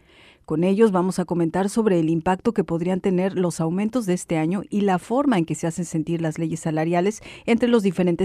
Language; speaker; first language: Spanish; native; Spanish